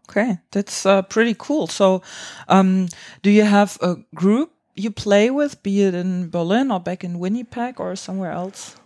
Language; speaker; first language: English; non-native, fluent; German